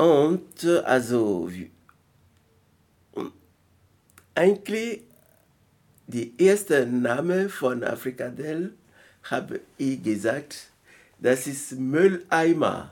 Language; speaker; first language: German; non-native, learner; French